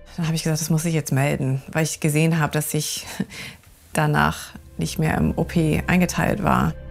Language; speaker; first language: German; non-native, fluent; English